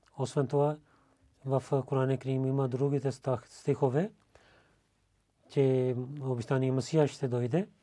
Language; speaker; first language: Bulgarian; non-native, learner; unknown